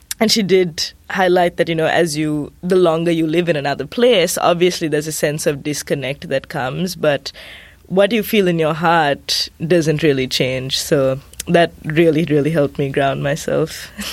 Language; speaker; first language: English; non-native, local second language; Sinhala